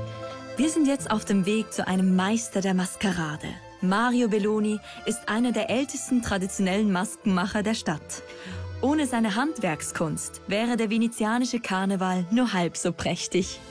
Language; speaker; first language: German; native; German